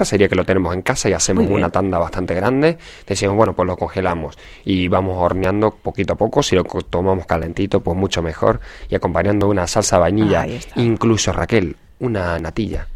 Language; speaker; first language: Spanish; native; Spanish